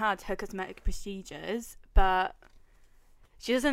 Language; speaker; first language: English; native; English